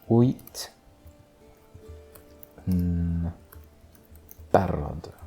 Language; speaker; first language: Welsh; non-native, learner; English